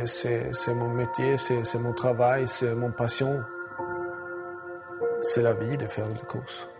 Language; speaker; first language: French; non-native, learner; Swedish